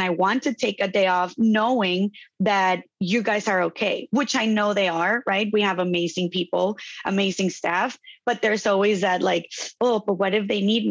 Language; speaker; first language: English; non-native, fluent; Spanish